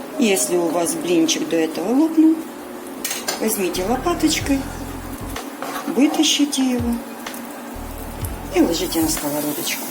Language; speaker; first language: Russian; non-native, local second language; Ukrainian